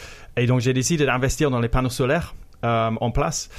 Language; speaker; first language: French; non-native, fluent; English